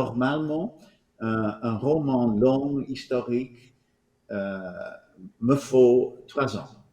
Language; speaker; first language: French; non-native, fluent; English